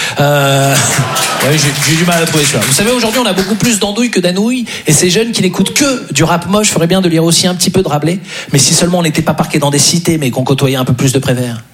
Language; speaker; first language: French; native; French